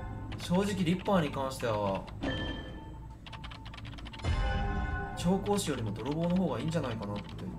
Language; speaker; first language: Japanese; native; Japanese